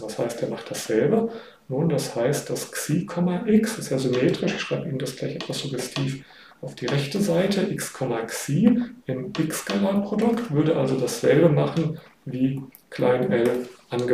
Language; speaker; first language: German; native; German